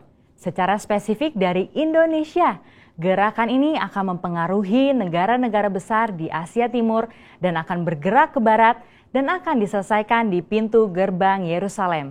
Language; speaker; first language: Indonesian; native; Indonesian